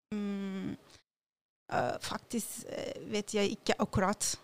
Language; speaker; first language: Norwegian; non-native, learner; Turkish